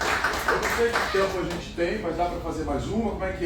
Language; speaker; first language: Portuguese; native; Portuguese